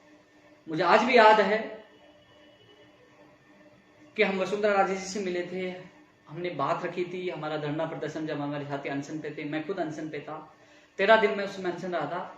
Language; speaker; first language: Hindi; native; Hindi